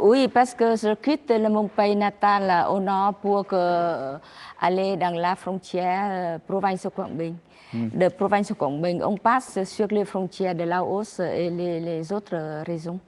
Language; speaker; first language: French; non-native, learner; Vietnamese